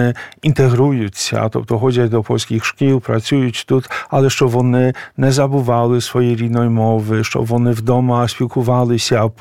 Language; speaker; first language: Ukrainian; non-native, fluent; Polish